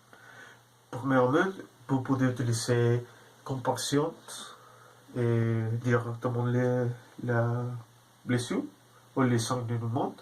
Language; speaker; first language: French; non-native, learner; Spanish